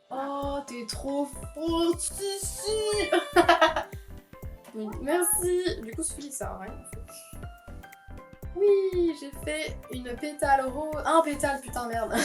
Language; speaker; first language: French; native; French